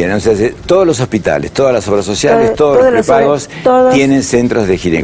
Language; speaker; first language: Spanish; native; Spanish